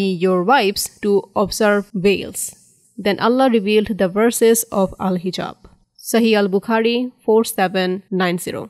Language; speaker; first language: English; non-native, fluent; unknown